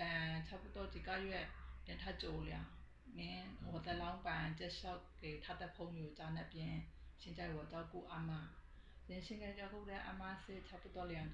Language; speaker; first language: Chinese; non-native, learner; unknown